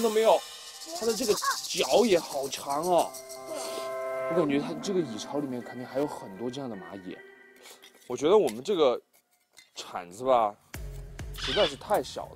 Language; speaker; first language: Chinese; native; Chinese